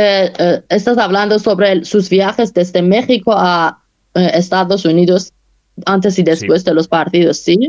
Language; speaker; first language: Spanish; non-native, fluent; Persian